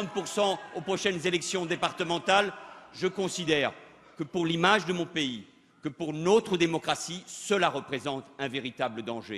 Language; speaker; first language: French; native; French